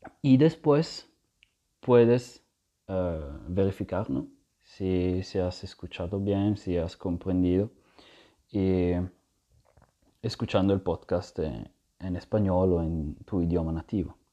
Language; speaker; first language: Spanish; non-native, fluent; Italian